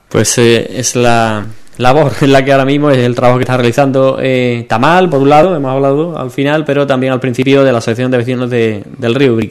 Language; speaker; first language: Spanish; native; Spanish